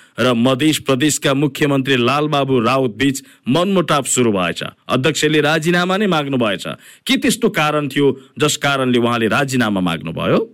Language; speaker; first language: Nepali; native; Nepali